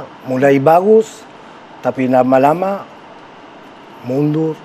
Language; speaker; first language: Indonesian; non-native, fluent; Spanish